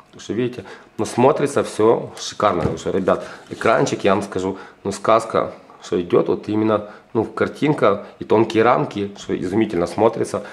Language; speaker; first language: Russian; non-native, local second language; Ukrainian